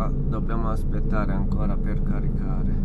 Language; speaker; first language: Italian; non-native, fluent; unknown